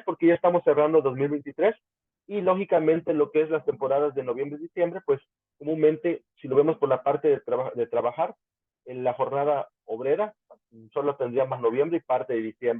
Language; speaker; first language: Spanish; native; Spanish